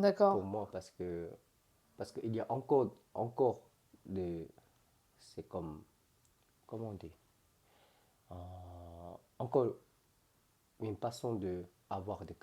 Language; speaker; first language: French; non-native, learner; Korean